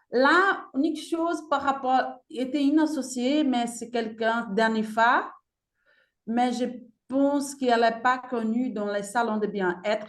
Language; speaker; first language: French; non-native, fluent; Portuguese